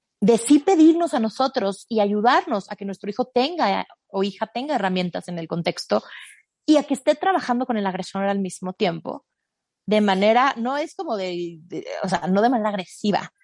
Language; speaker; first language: Spanish; native; Spanish